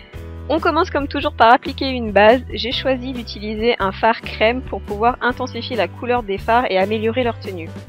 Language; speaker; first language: French; native; French